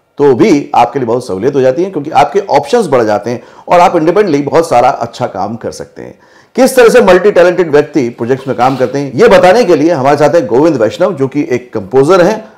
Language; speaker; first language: Hindi; native; Hindi